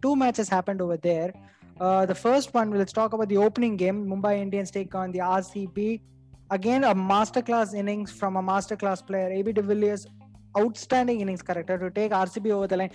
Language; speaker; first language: English; non-native, local second language; Tamil